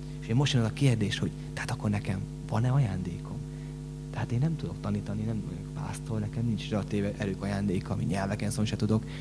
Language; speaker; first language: Hungarian; native; Hungarian